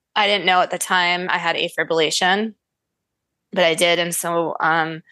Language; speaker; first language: English; native; English